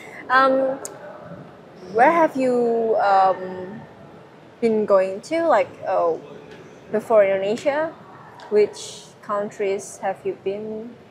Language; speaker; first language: English; non-native, fluent; Indonesian